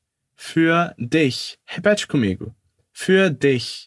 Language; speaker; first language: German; non-native, fluent; Portuguese